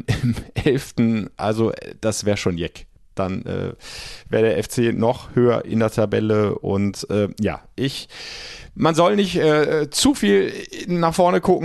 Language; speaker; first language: German; native; German